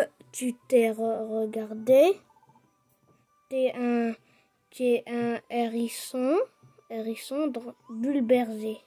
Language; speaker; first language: French; non-native, local second language; Arabic